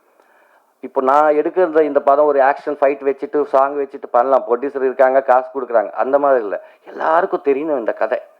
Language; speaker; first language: Tamil; non-native, local second language; Telugu